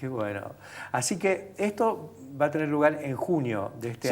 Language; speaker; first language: Spanish; native; Spanish